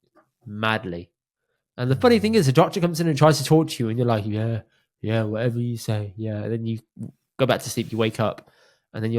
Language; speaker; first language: English; early bilingual, other home language; Punjabi